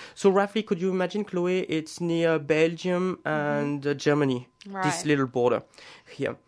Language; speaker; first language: English; non-native, fluent; French